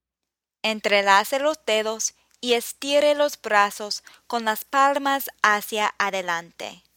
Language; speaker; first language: Spanish; non-native, fluent; English